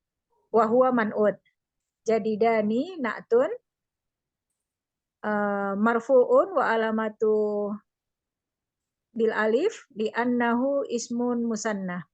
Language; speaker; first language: Arabic; non-native, learner; Indonesian